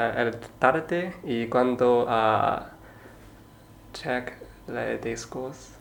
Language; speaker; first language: Spanish; non-native, learner; Chinese